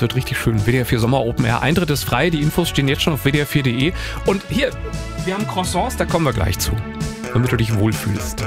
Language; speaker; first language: German; native; German